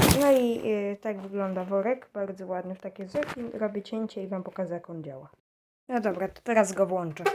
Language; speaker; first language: Polish; native; Polish